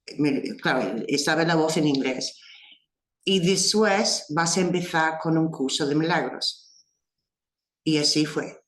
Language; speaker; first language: Spanish; non-native, fluent; English